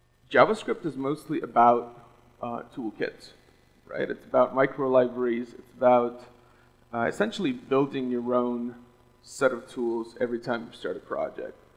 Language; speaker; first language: English; non-native, fluent; Russian